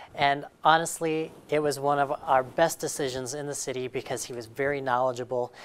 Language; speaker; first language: English; native; English